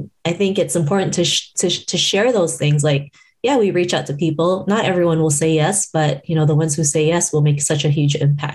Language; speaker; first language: English; native; English